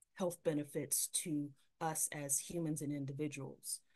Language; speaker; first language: English; native; English